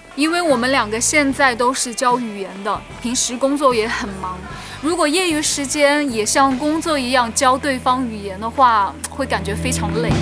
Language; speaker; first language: Chinese; native; Chinese